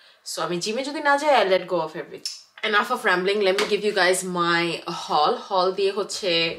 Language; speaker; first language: English; early bilingual, other home language; Bangla